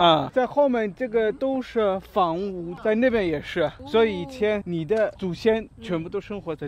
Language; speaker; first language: Chinese; non-native, fluent; German